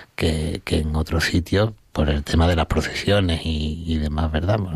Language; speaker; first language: Spanish; native; Spanish